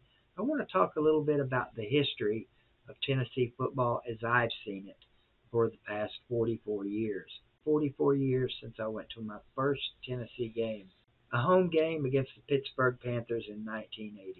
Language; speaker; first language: English; native; English